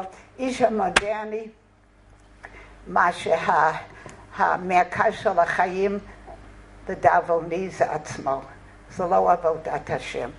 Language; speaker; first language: Hebrew; non-native, fluent; English